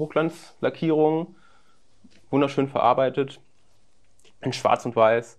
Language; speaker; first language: German; native; German